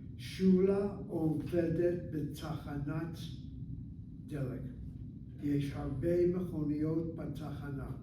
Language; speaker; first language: Hebrew; non-native, fluent; English